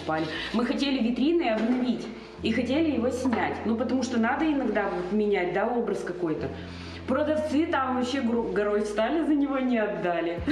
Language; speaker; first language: Russian; native; Russian